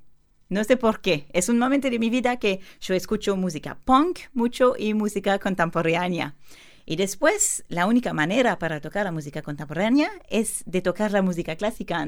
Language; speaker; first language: Spanish; non-native, learner; French